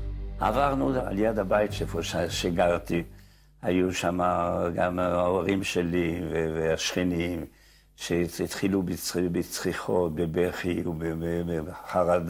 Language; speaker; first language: Hebrew; non-native, fluent; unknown